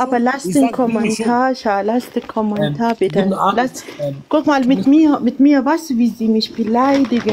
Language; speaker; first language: German; non-native, learner; Arabic